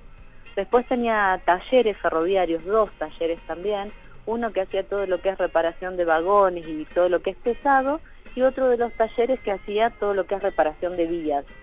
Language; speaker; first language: Spanish; native; Spanish